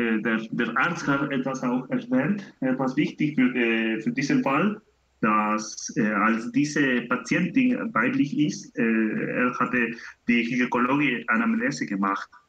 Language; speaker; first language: German; non-native, learner; Spanish